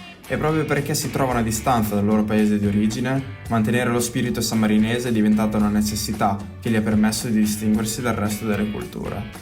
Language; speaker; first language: Italian; native; Italian